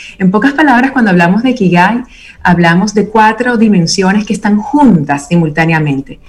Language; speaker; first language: Spanish; native; Spanish